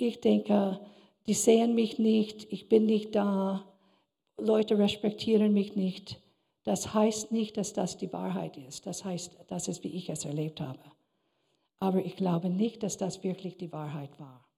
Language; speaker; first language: German; non-native, fluent; English